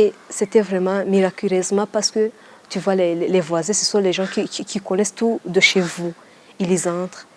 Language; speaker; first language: French; non-native, local second language; Kinyarwanda